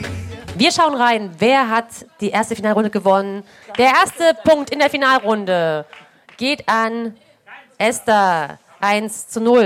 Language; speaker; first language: German; native; German